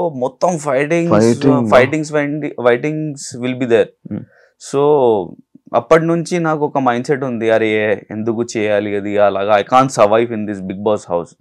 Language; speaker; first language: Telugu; non-native, fluent; Urdu